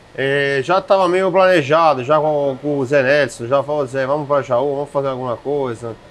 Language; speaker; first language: Portuguese; non-native, fluent; Italian